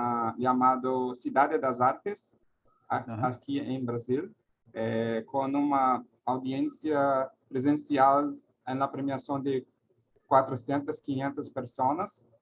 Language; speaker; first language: Spanish; non-native, learner; Portuguese